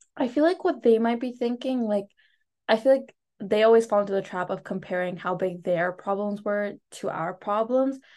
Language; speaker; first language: English; early bilingual, other home language; Telugu